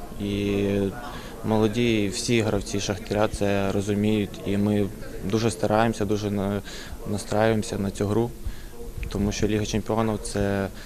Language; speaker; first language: Ukrainian; non-native, local second language; Russian